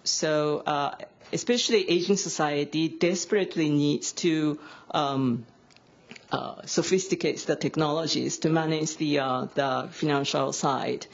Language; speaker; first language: English; non-native, fluent; Japanese